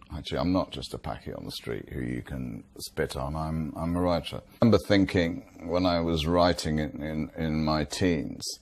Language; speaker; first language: English; native; English